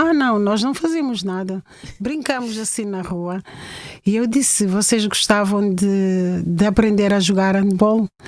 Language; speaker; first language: Portuguese; non-native, local second language; Kabuverdianu